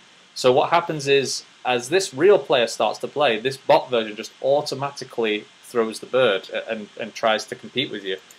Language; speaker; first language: English; native; English